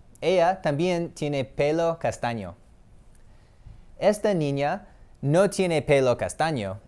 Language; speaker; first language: Spanish; non-native, fluent; English